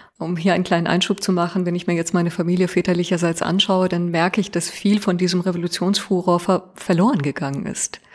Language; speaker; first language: German; early bilingual, other home language; Persian